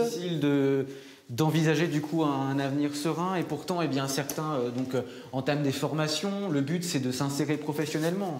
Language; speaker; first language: French; native; French